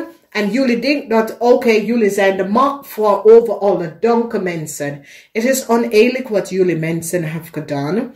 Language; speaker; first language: Dutch; non-native, fluent; English